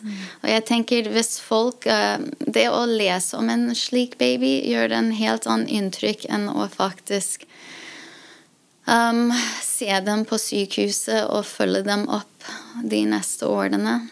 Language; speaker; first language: Norwegian; non-native, fluent; English